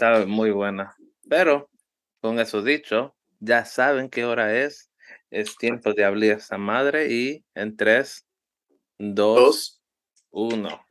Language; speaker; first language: Spanish; early bilingual, heritage; Spanish